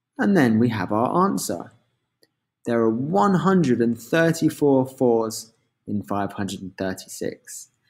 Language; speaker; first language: English; native; English